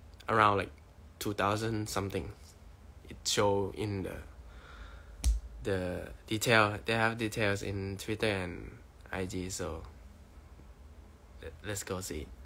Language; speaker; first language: English; non-native, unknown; Thai